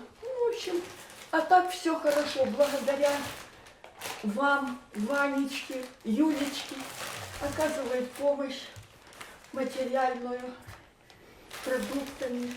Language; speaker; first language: Russian; native; Russian